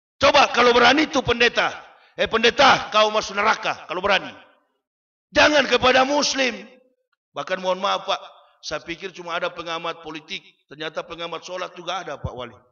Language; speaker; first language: Malay; native; Malay